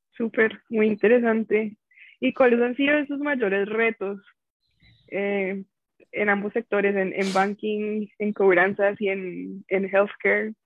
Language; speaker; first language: Spanish; native; Spanish